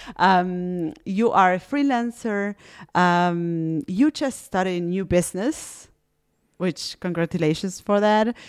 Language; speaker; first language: English; non-native, fluent; Spanish